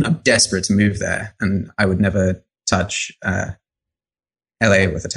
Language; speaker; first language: English; native; English